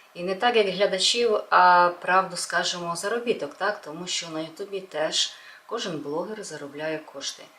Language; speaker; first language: Ukrainian; non-native, local second language; Russian